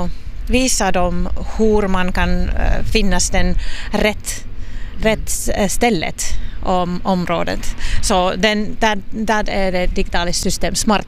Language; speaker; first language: Swedish; non-native, local second language; Finnish